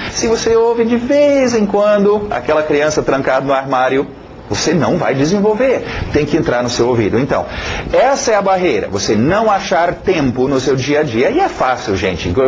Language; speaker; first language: Portuguese; non-native, fluent; English